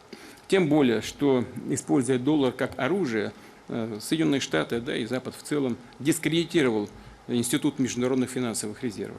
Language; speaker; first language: Russian; native; Russian